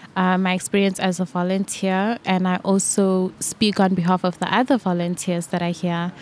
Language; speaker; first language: English; non-native, local second language; Venda